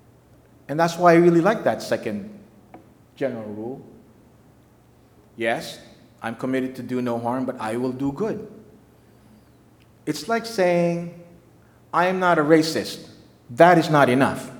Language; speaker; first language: English; non-native, local second language; Filipino